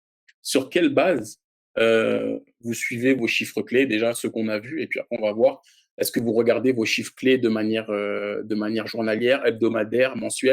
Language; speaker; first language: French; native; French